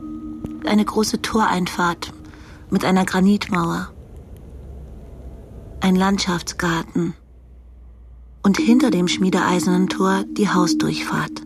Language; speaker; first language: German; native; German